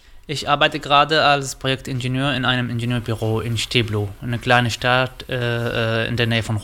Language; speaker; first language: German; non-native, fluent; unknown